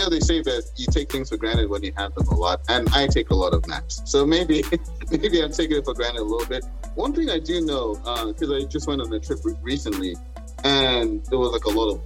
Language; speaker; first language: English; non-native, local second language; Yoruba